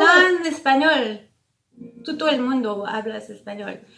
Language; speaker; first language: Spanish; non-native, learner; French